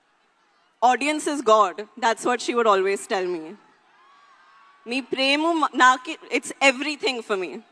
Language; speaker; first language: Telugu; non-native, learner; Hindi